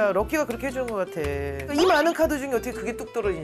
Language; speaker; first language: Korean; native; Korean